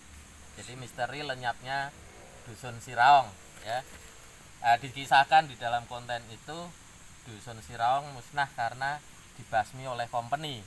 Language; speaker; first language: Indonesian; native; Indonesian